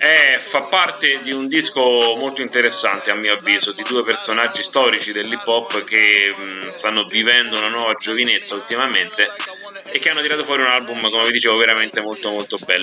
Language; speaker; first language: Italian; native; Italian